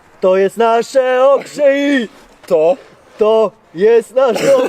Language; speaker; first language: Polish; non-native, learner; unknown